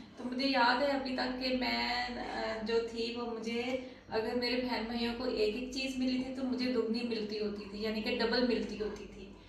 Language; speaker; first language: Urdu; non-native, local second language; Punjabi